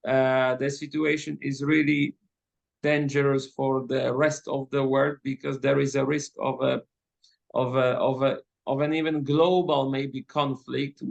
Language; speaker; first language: English; non-native, fluent; Polish